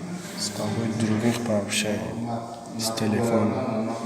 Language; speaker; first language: Russian; non-native, learner; Tajik